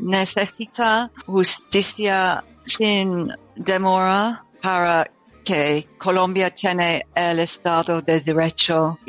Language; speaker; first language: Spanish; non-native, learner; English